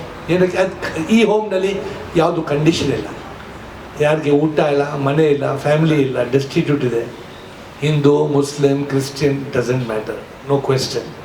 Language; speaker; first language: Kannada; non-native, local second language; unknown